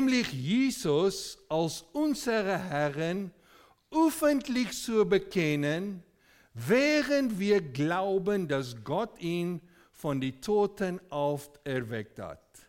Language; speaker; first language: German; non-native, fluent; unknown